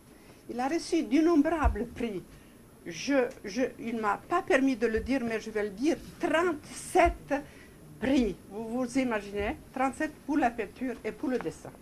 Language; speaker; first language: French; non-native, fluent; Serbian